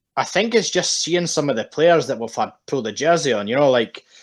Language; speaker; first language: English; native; English